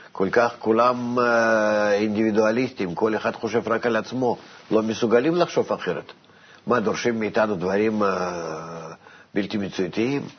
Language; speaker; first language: Hebrew; non-native, fluent; Russian